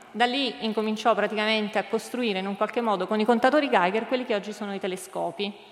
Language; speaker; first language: Italian; native; Italian